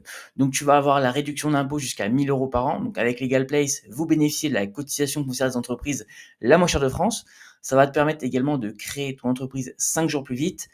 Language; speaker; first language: French; native; French